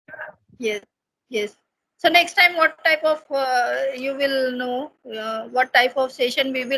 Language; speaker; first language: English; non-native, learner; Hindi